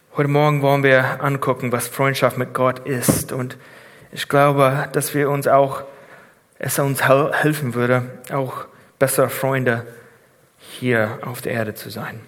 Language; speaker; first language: German; non-native, fluent; English